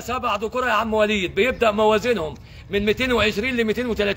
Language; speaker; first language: Arabic; native; Arabic